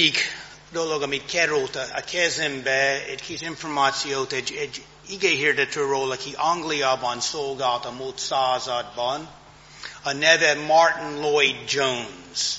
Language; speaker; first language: Hungarian; non-native, fluent; English